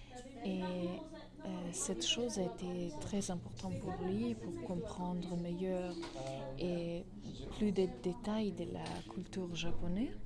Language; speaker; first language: French; non-native, learner; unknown